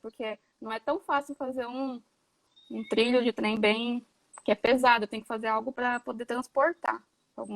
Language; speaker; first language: Portuguese; native; Portuguese